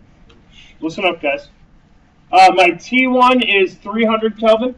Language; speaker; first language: English; native; English